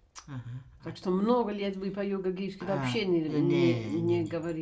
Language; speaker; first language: Russian; non-native, fluent; Dutch